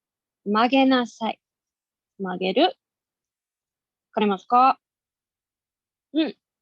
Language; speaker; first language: Japanese; non-native, learner; English